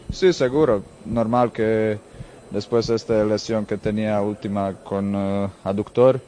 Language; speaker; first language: Spanish; non-native, fluent; Croatian